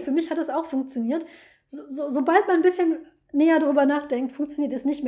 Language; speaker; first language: German; native; German